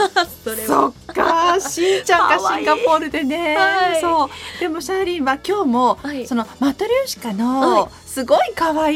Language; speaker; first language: Japanese; native; Japanese